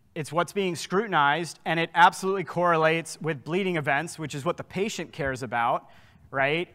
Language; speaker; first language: English; native; English